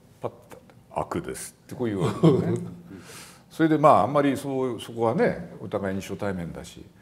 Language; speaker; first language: Japanese; native; Japanese